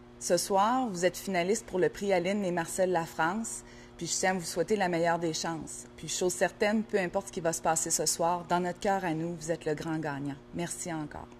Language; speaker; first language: French; native; French